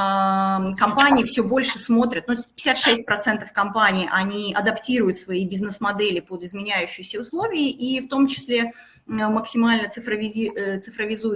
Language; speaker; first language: Russian; native; Russian